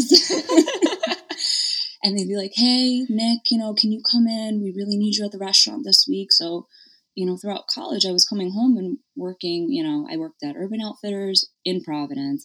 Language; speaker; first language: English; native; English